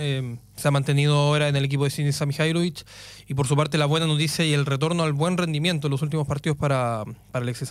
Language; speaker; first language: Spanish; native; Spanish